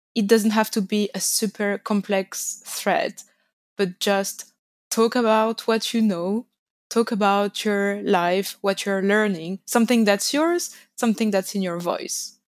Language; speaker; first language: English; non-native, fluent; French